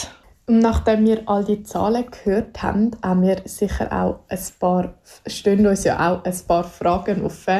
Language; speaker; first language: German; native; German